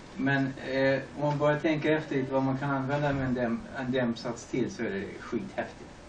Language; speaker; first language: Swedish; early bilingual, other home language; German